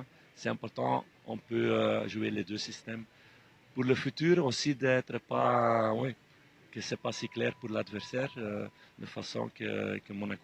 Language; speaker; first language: French; non-native, fluent; Dutch